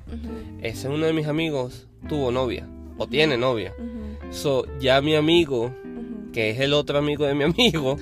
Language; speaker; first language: Spanish; native; Spanish